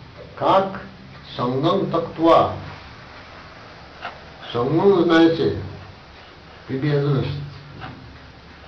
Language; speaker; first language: Russian; non-native, learner; Bangla